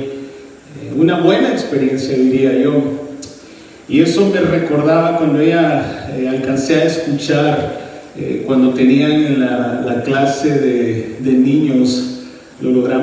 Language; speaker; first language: Spanish; early bilingual, heritage; Spanish